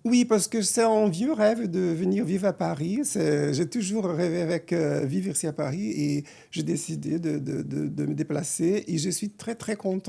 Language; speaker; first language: French; non-native, fluent; Portuguese